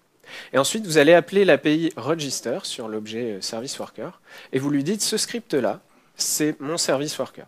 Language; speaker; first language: French; native; French